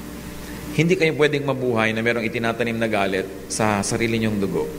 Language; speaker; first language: Filipino; native; Filipino